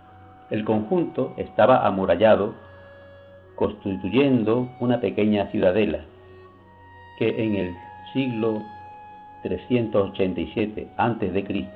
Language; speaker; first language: Spanish; native; Spanish